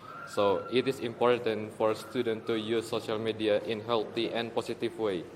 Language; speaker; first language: English; non-native, learner; Indonesian